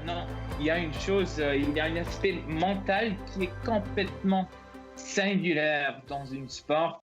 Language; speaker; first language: French; non-native, local second language; English